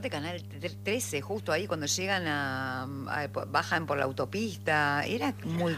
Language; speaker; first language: Spanish; native; Spanish